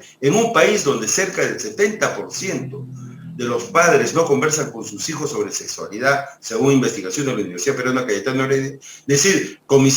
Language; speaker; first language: Spanish; native; Spanish